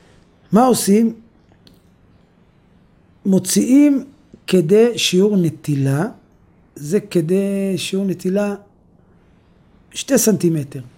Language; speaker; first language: Hebrew; native; Hebrew